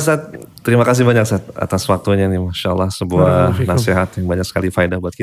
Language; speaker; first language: Indonesian; native; Indonesian